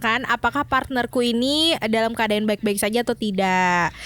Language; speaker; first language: Indonesian; native; Indonesian